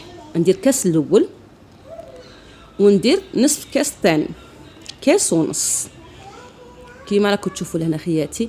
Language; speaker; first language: Arabic; native; Arabic